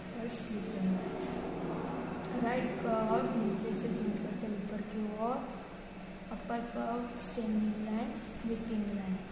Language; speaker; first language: Hindi; non-native, local second language; Gujarati